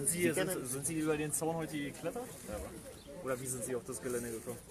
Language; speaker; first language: German; native; German